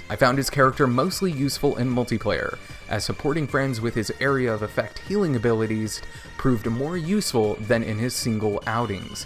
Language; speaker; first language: English; native; English